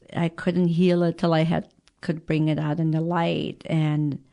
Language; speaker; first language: English; early bilingual, other home language; Persian